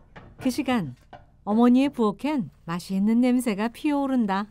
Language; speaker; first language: Korean; native; Korean